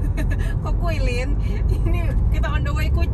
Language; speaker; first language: Indonesian; native; Indonesian